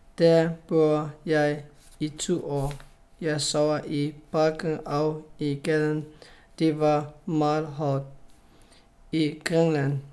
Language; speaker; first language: Danish; non-native, learner; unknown